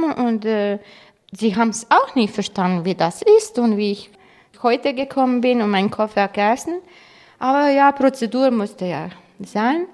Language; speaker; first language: German; non-native, fluent; Croatian